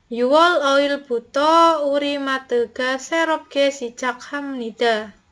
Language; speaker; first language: Korean; non-native, learner; Indonesian